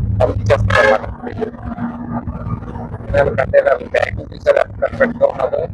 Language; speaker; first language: Telugu; native; Telugu